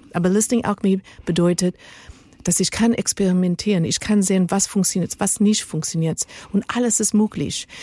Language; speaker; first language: German; non-native, learner; Spanish